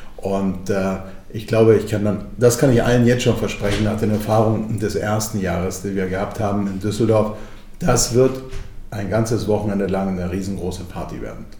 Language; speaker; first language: German; early bilingual, other home language; Croatian